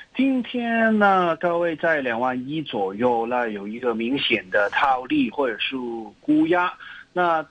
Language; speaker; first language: Chinese; non-native, local second language; Cantonese